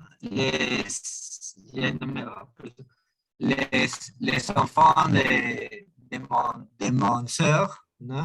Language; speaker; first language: French; non-native, learner; Spanish